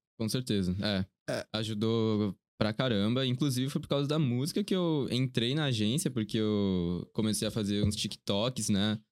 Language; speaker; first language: Portuguese; early bilingual, other home language; Korean